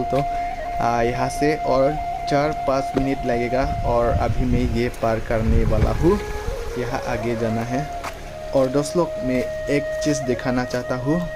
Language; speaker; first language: Hindi; non-native, local second language; Karbi